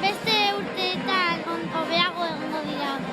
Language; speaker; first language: Basque; non-native, local second language; Spanish